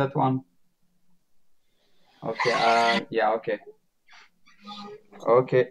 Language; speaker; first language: English; non-native, learner; Spanish